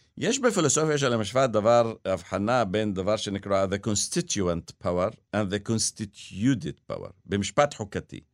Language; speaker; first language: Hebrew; non-native, local second language; Arabic